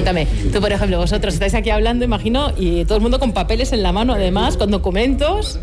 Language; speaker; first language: Spanish; native; Spanish